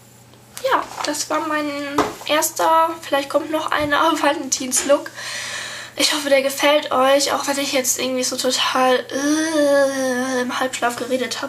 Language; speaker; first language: German; native; German